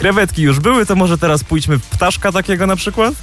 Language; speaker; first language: Polish; native; Polish